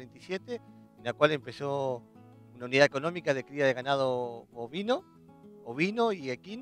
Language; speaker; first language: Spanish; native; Spanish